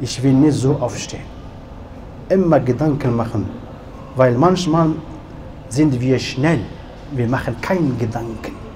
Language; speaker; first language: German; non-native, learner; Arabic